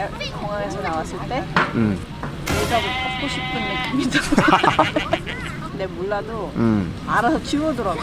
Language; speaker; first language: Korean; non-native, fluent; Filipino